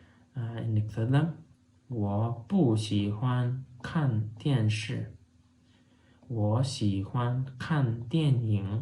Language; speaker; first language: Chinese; non-native, fluent; Turkmen